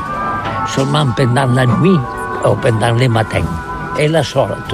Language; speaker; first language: French; non-native, learner; Catalan